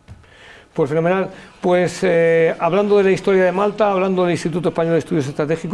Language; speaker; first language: Spanish; native; Spanish